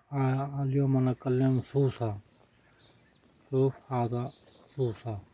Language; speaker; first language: Arabic; non-native, learner; Urdu